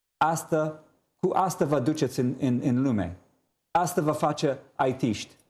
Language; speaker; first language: Romanian; non-native, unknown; English